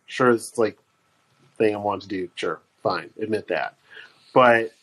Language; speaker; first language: English; native; English